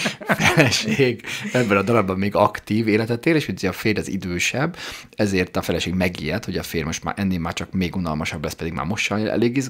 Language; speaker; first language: Hungarian; native; Hungarian